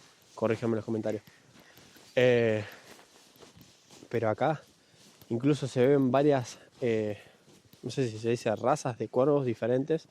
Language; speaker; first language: Spanish; native; Spanish